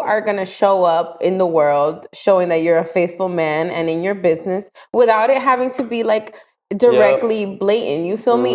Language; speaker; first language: English; native; English